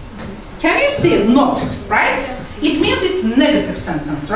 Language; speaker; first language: English; non-native, fluent; Azerbaijani